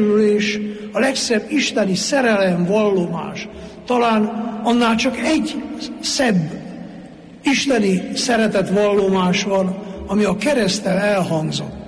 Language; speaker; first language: Hungarian; native; Hungarian